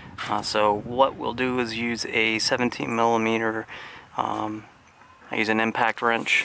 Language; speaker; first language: English; native; English